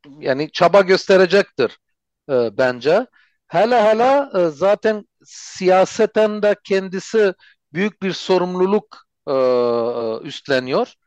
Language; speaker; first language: Turkish; non-native, fluent; Armenian